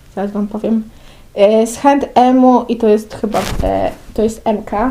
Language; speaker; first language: Polish; native; Polish